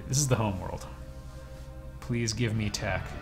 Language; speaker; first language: English; native; English